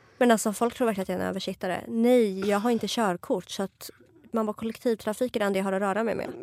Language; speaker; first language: Swedish; native; Swedish